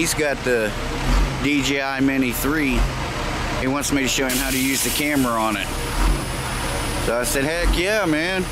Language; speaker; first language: English; native; English